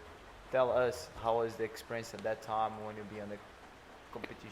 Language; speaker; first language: English; non-native, fluent; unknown